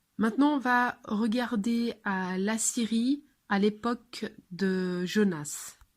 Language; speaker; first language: French; non-native, fluent; English